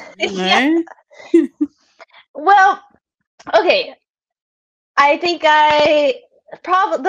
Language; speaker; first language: English; native; English